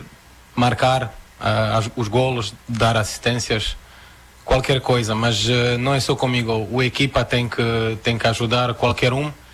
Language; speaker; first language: Portuguese; non-native, fluent; Croatian